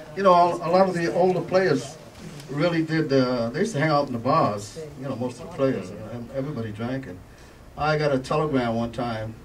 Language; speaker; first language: English; native; English